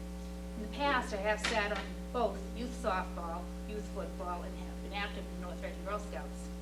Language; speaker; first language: English; native; English